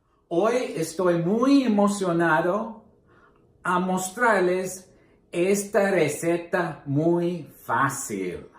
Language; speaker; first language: Spanish; non-native, learner; English